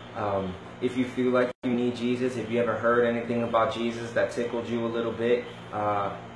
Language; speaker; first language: English; early bilingual, other home language; Spanish